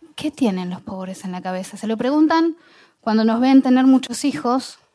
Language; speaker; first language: Spanish; native; Spanish